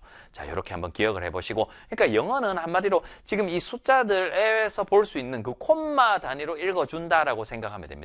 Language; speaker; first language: Korean; native; Korean